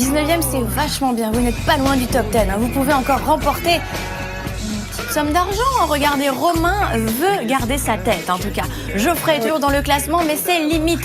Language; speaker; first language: French; native; French